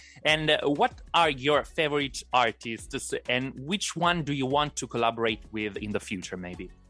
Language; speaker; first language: English; non-native, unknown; Italian